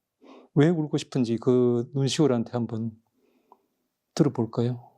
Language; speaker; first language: Korean; native; Korean